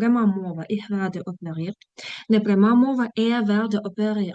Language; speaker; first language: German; non-native, fluent; Ukrainian